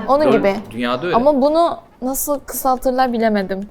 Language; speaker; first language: Turkish; non-native, fluent; Korean